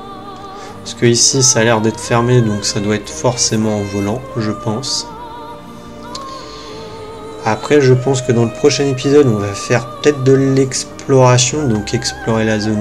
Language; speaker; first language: French; native; French